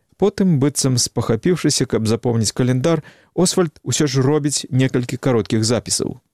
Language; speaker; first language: Belarusian; native; Belarusian